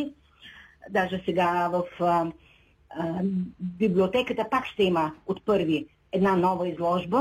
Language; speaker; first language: Bulgarian; native; Bulgarian